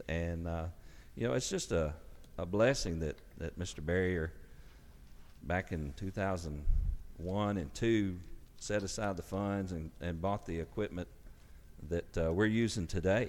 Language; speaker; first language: English; native; English